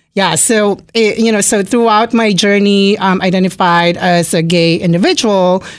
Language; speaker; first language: English; non-native, local second language; Filipino